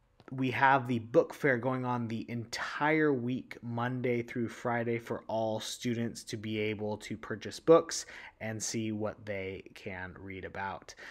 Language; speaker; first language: English; early bilingual, other home language; Spanish